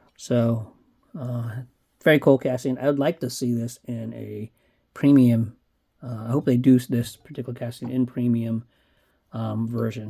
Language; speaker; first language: English; native; English